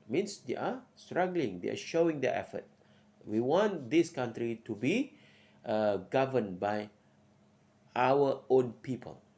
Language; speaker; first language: English; non-native, local second language; Malay